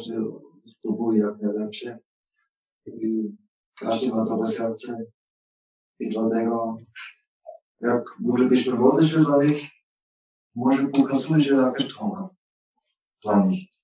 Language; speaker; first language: Polish; non-native, learner; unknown